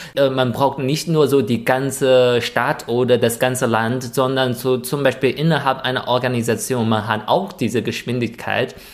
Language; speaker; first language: German; non-native, fluent; Chinese